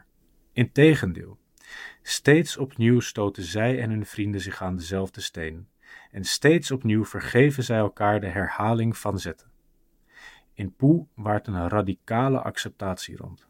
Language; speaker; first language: Dutch; native; Dutch